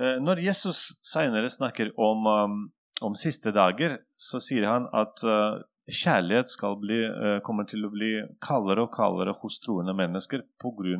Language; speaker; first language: Norwegian; non-native, fluent; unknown